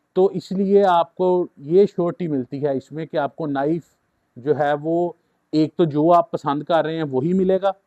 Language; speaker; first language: Urdu; native; Urdu